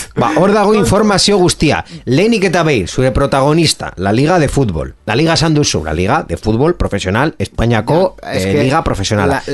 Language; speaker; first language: Basque; non-native, local second language; Spanish